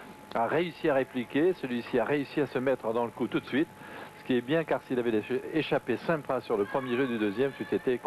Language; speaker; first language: French; native; French